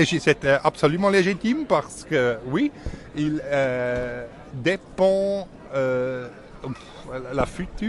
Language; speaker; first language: French; non-native, local second language; German